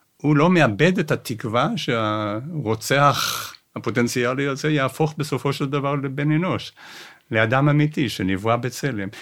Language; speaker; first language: Hebrew; non-native, fluent; English